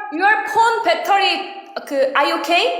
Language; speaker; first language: English; non-native, learner; Korean